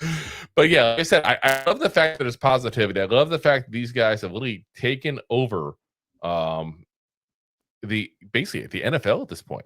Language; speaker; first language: English; native; English